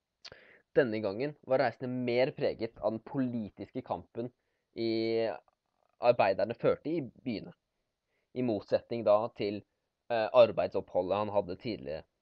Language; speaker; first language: Norwegian; native; Norwegian